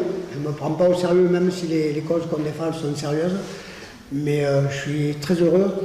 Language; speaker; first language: French; native; French